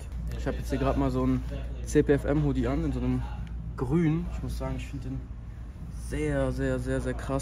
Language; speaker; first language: German; native; German